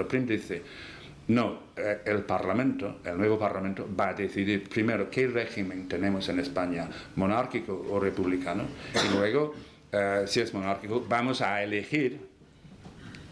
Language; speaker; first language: Spanish; non-native, fluent; English